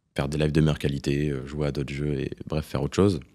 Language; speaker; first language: French; native; French